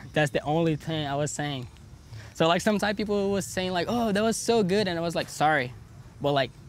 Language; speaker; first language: English; non-native, learner; Portuguese